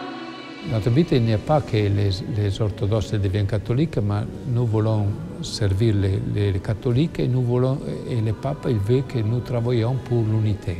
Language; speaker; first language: French; non-native, learner; Italian